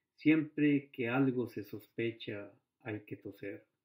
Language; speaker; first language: Spanish; native; Spanish